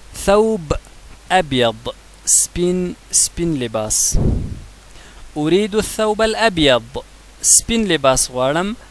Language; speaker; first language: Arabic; non-native, fluent; Pashto